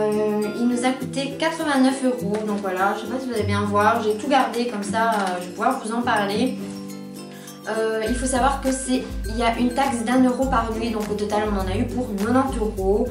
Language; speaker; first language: French; native; French